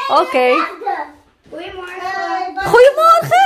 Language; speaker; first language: Arabic; native; Arabic